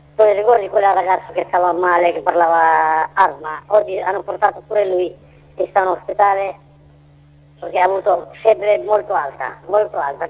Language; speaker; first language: Italian; non-native, learner; Bangla